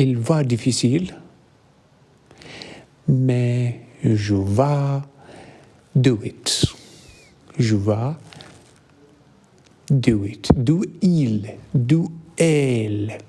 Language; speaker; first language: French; non-native, learner; Arabic